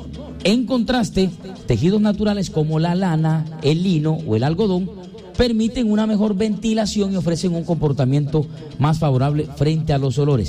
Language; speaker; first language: Spanish; native; Spanish